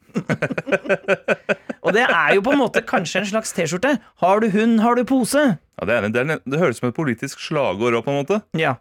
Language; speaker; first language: Norwegian; native; Norwegian